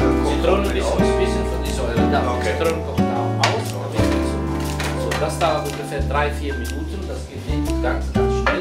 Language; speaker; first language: German; non-native, fluent; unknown